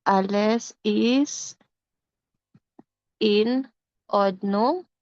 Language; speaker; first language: German; non-native, fluent; Filipino